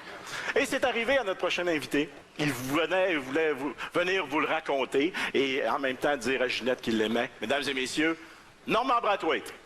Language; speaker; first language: French; native; French